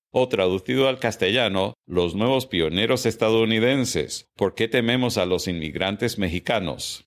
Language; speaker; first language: Spanish; non-native, fluent; English